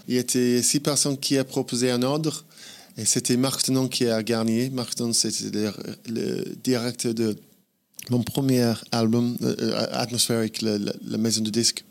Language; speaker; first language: French; non-native, fluent; English